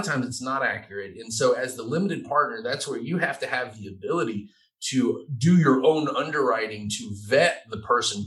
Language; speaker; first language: English; native; English